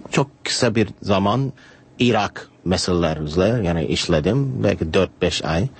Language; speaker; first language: Azerbaijani; non-native, fluent; English